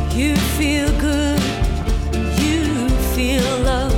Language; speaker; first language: English; native; English